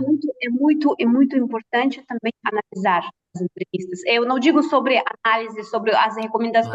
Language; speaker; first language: Portuguese; non-native, fluent; Russian